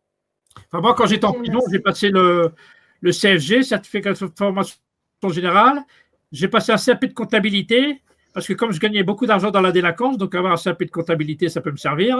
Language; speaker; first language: French; native; French